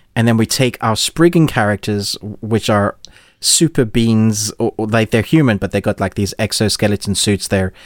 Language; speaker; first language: English; native; English